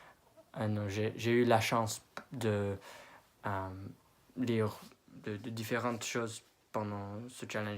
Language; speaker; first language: French; non-native, fluent; English